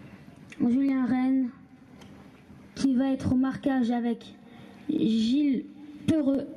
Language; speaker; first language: French; native; French